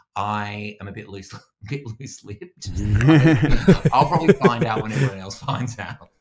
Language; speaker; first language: English; native; English